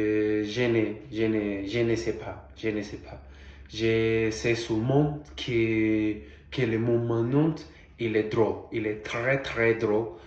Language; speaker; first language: French; non-native, learner; Portuguese